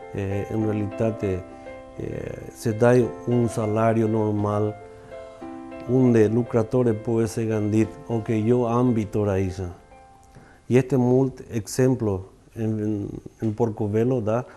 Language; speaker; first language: Romanian; non-native, learner; Spanish